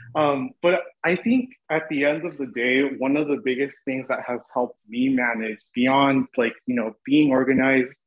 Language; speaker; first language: English; native; English